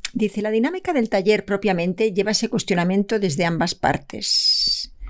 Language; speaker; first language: Spanish; native; Spanish